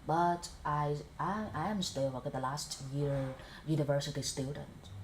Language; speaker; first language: English; non-native, fluent; Vietnamese